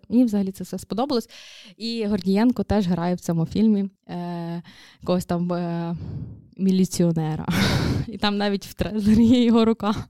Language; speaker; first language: Ukrainian; native; Ukrainian